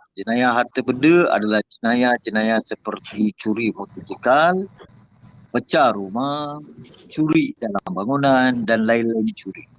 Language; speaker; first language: Malay; non-native, local second language; Tamil